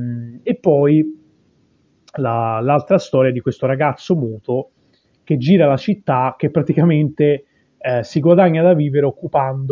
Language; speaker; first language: Italian; native; Italian